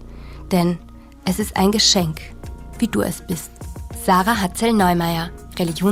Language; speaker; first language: German; native; German